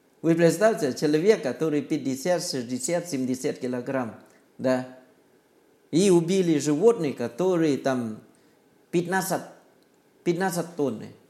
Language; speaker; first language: Russian; non-native, learner; Thai